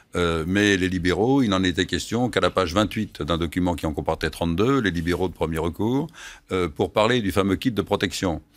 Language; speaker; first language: French; native; French